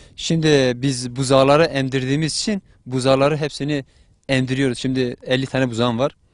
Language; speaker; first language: Turkish; native; Turkish